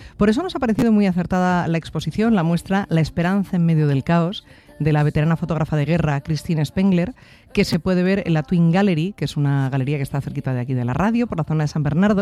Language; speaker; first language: Spanish; native; Spanish